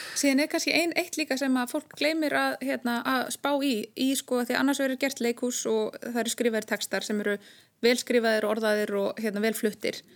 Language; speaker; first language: Icelandic; native; Icelandic